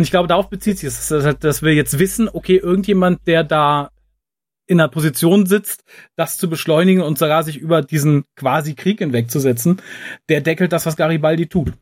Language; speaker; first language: German; native; German